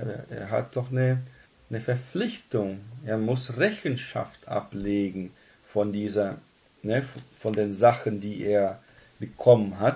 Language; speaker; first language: German; non-native, fluent; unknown